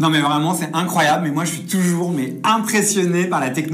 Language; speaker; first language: French; native; French